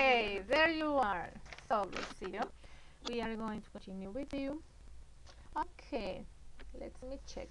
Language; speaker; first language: English; non-native, fluent; Spanish